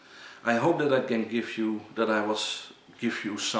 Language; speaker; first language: English; non-native, learner; Dutch